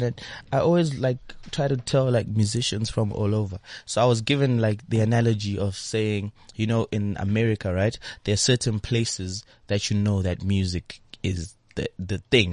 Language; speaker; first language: English; non-native, local second language; Shona